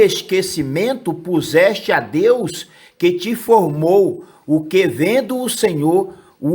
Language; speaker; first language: Portuguese; native; Portuguese